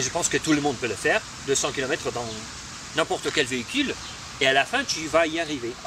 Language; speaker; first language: French; non-native, fluent; Spanish